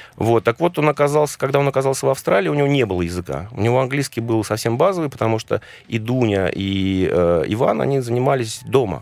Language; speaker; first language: Russian; native; Russian